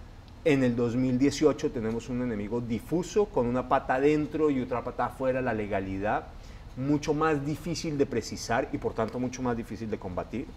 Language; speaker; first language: Spanish; native; Spanish